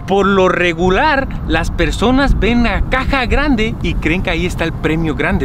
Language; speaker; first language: Spanish; native; Spanish